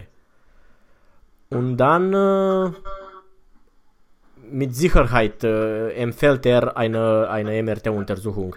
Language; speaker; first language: German; non-native, fluent; Romanian